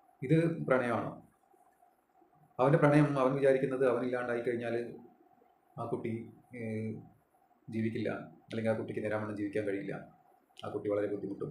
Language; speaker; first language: Malayalam; native; Malayalam